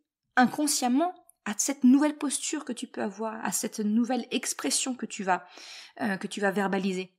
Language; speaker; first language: French; native; French